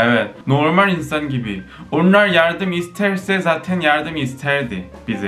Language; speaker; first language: Turkish; non-native, fluent; Korean